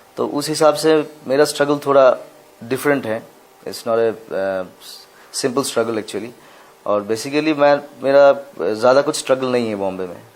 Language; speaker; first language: Hindi; non-native, local second language; Assamese